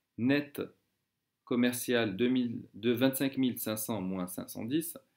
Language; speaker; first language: French; non-native, local second language; Arabic